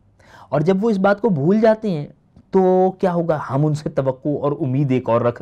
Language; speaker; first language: Urdu; native; Urdu